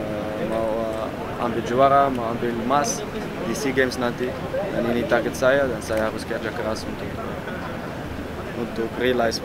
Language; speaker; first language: Indonesian; non-native, fluent; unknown